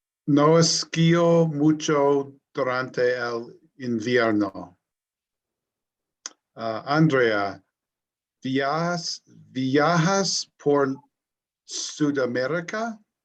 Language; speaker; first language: Spanish; non-native, learner; English